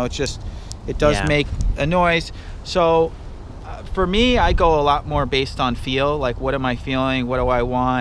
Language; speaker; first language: English; native; English